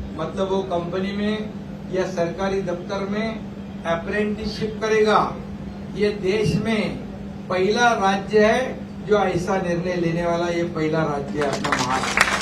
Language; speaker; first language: Hindi; non-native, local second language; Marathi